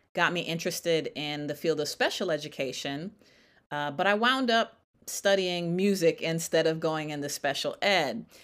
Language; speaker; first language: English; native; English